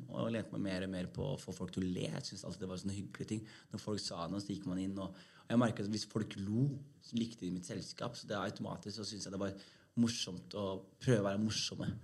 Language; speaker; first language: Norwegian; early bilingual, other home language; Somali